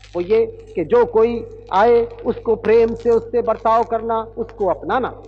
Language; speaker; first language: Hindi; native; Hindi